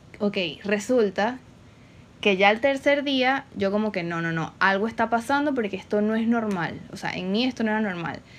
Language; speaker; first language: Spanish; native; Spanish